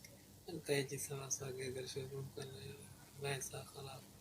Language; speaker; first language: Arabic; non-native, learner; Oromo